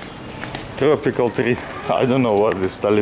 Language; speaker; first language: English; non-native, learner; Russian